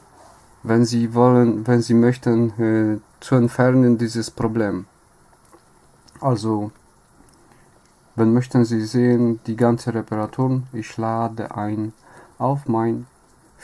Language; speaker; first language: German; non-native, learner; Polish